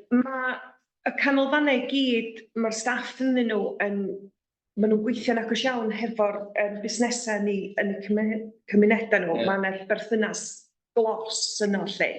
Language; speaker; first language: Welsh; native; Welsh